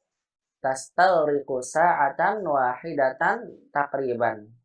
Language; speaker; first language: Arabic; non-native, fluent; Indonesian